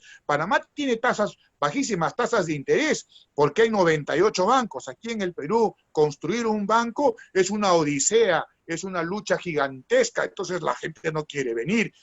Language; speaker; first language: Spanish; native; Spanish